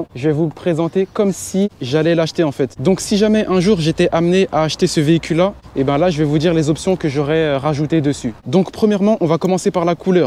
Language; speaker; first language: French; native; French